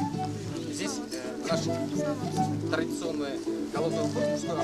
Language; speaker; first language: Russian; non-native, local second language; Kyrgyz